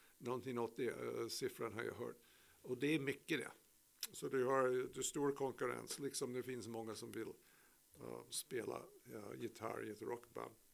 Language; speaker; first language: Swedish; non-native, fluent; English